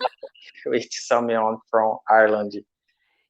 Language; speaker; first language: English; non-native, learner; Portuguese